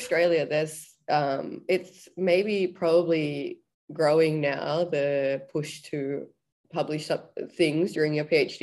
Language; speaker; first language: English; native; English